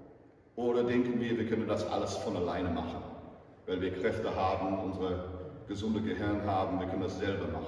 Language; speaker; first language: German; non-native, fluent; English